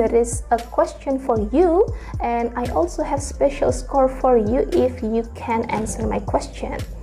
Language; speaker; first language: English; non-native, fluent; Indonesian